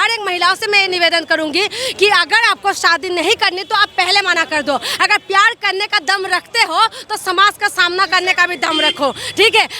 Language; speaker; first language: Hindi; non-native, local second language; Assamese